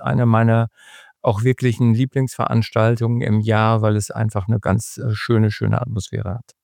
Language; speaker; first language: German; native; German